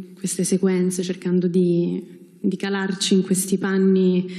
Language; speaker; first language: Italian; native; Italian